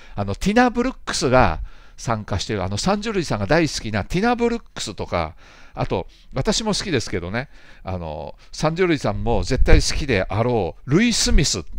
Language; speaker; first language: Japanese; native; Japanese